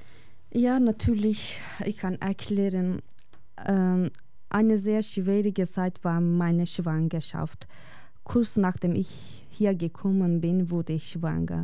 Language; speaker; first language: German; non-native, learner; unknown